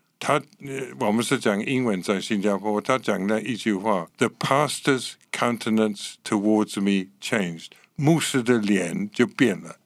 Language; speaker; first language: Chinese; non-native, fluent; English